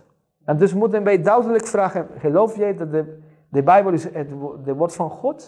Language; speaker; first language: Dutch; non-native, fluent; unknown